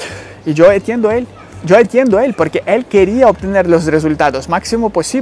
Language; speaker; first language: Spanish; non-native, fluent; Ukrainian